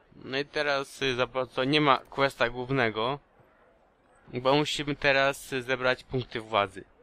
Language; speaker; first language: Polish; early bilingual, heritage; Polish